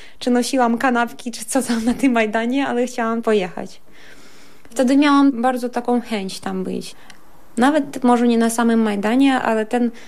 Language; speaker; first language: Polish; non-native, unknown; Russian